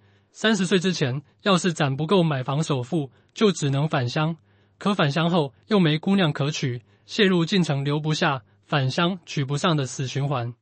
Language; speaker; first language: Chinese; native; Chinese